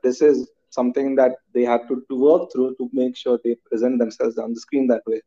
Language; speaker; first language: English; non-native, local second language; Hindi